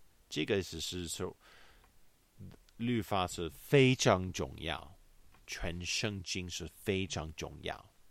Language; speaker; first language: Chinese; non-native, learner; English